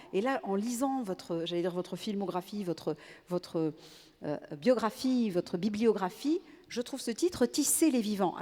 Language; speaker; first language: French; non-native, local second language; Arabic